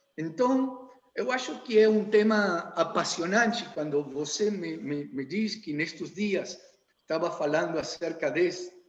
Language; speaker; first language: Portuguese; non-native, learner; Spanish